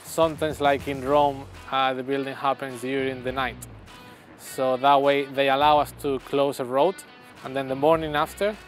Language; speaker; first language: English; non-native, fluent; Spanish